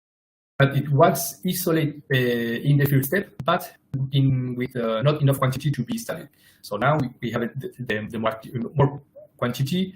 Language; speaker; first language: English; non-native, fluent; Spanish